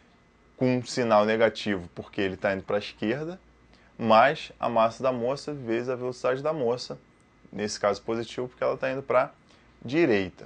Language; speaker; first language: Portuguese; native; Portuguese